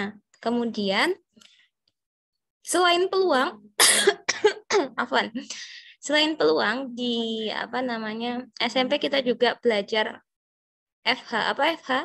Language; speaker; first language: Indonesian; native; Indonesian